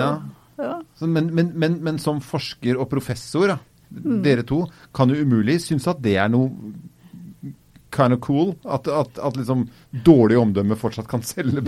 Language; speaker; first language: Norwegian; native; Norwegian